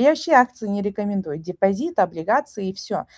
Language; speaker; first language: Russian; non-native, local second language; Kazakh